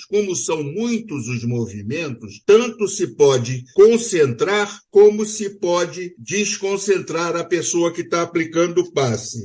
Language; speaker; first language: Portuguese; native; Portuguese